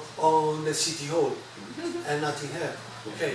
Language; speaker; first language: English; non-native, learner; Italian